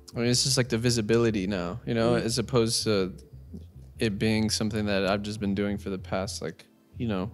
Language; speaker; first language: English; native; English